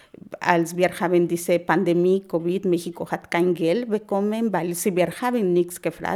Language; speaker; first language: German; non-native, fluent; Spanish